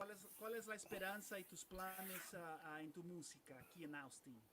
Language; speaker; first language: Spanish; non-native, fluent; Portuguese